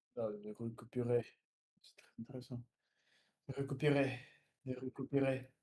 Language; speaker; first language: French; non-native, learner; Russian